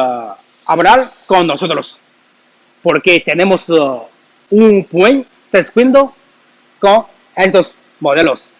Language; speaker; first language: Spanish; non-native, learner; Chinese